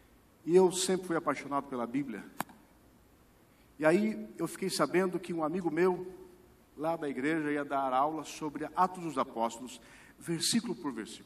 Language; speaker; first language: Portuguese; native; Portuguese